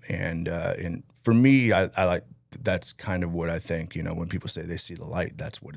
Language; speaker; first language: English; native; English